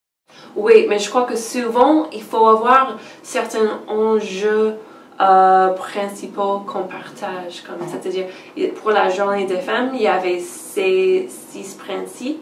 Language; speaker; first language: French; non-native, fluent; English